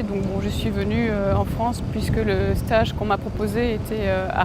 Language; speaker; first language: French; native; French